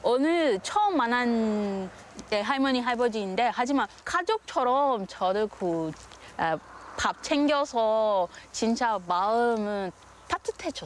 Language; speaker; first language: Korean; non-native, learner; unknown